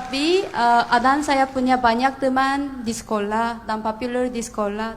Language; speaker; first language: Indonesian; non-native, fluent; Korean